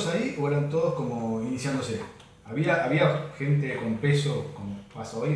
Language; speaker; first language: Spanish; native; Spanish